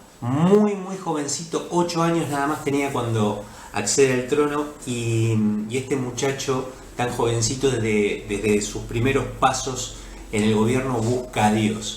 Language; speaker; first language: Spanish; native; Spanish